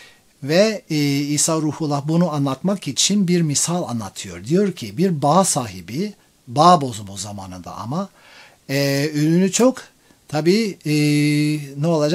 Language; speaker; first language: Turkish; non-native, fluent; English